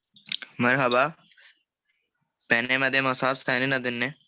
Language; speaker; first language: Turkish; non-native, learner; Urdu